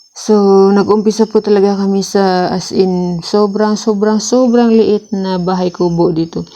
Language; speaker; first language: Filipino; non-native, local second language; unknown